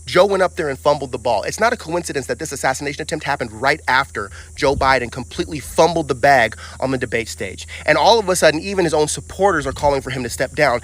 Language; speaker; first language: English; native; English